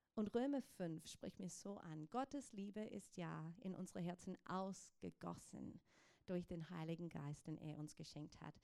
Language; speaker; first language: German; non-native, fluent; English